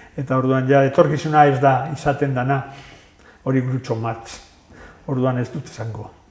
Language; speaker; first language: Basque; non-native, local second language; Spanish